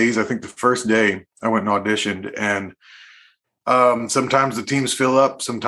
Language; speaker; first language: English; native; English